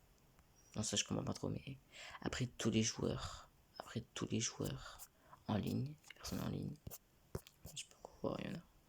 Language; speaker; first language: French; native; French